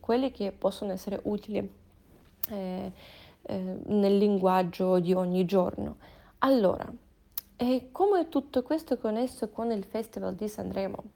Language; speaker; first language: Italian; non-native, fluent; Russian